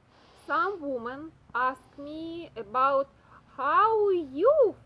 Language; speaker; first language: English; non-native, learner; Russian